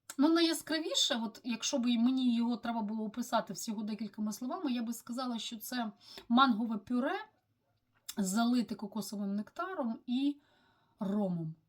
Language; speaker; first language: Ukrainian; non-native, local second language; Russian